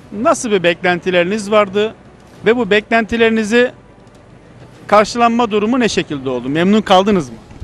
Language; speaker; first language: Turkish; native; Turkish